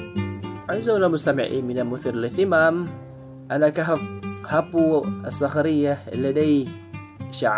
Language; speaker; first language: Arabic; non-native, fluent; Indonesian